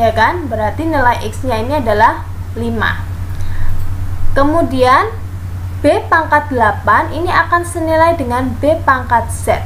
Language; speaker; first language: Indonesian; native; Indonesian